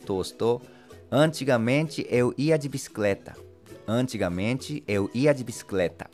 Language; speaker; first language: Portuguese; non-native, fluent; Japanese